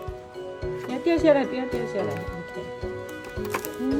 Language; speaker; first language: Chinese; native; Chinese